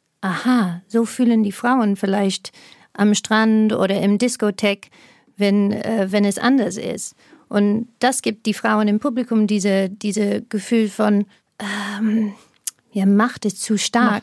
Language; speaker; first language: German; non-native, fluent; English